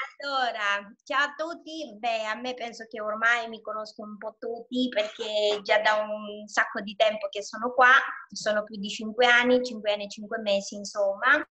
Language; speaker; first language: Italian; non-native, fluent; Romanian